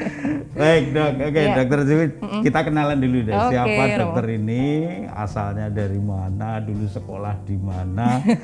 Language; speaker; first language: Indonesian; native; Indonesian